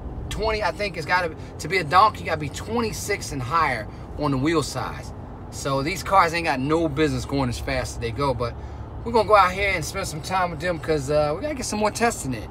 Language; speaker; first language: English; native; English